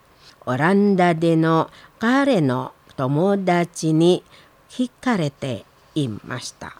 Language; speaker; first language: Japanese; non-native, learner; Indonesian